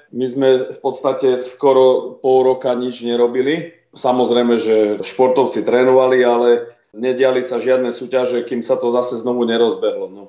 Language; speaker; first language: Slovak; native; Slovak